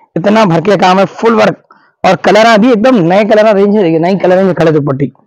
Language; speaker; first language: Hindi; non-native, local second language; Urdu